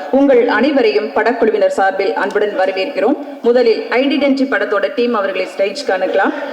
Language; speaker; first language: Tamil; non-native, learner; Malayalam